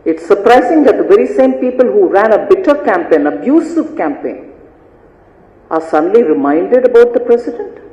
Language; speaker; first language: English; non-native, local second language; Tamil